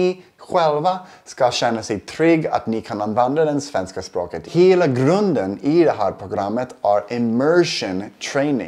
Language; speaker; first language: Swedish; non-native, fluent; English